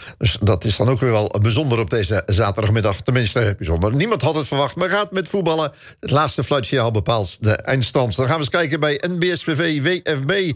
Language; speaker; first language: Dutch; native; Dutch